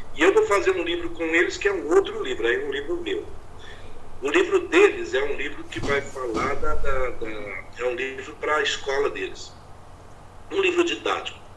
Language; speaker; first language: Portuguese; native; Portuguese